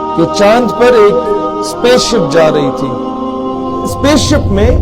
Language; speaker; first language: Urdu; native; Urdu